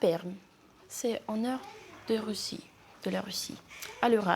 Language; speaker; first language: French; non-native, fluent; Russian